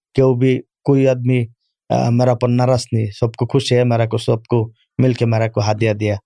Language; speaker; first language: Urdu; non-native, fluent; Bangla